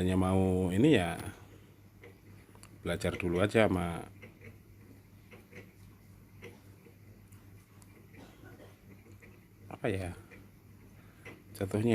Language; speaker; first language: Indonesian; native; Indonesian